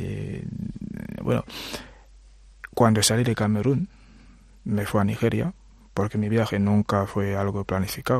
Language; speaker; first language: Spanish; non-native, fluent; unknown